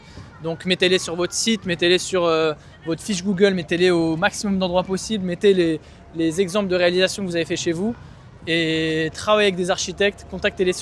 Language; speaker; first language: French; native; French